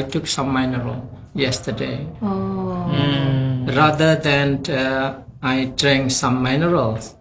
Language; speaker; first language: English; non-native, fluent; Indonesian